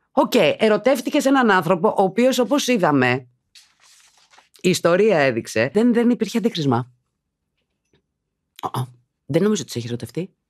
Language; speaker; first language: Greek; native; Greek